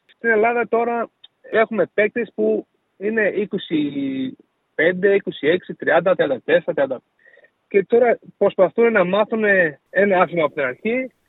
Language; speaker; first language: Greek; early bilingual, heritage; Greek